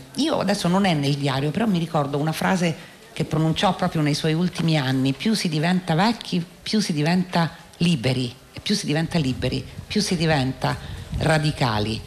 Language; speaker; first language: Italian; native; Italian